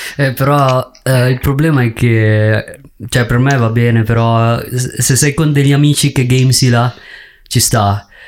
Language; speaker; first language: Italian; early bilingual, other home language; Filipino